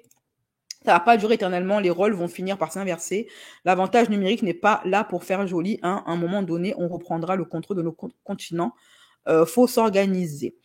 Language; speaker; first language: French; native; French